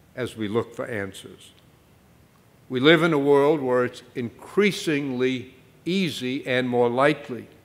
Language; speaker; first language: English; native; English